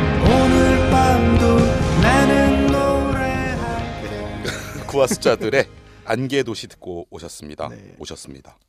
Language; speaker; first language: Korean; native; Korean